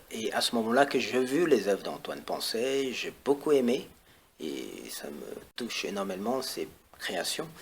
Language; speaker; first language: French; non-native, fluent; Chinese